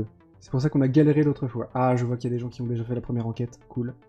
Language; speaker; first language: French; native; French